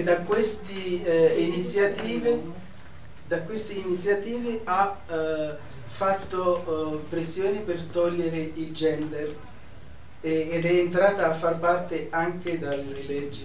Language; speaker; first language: Italian; non-native, fluent; Arabic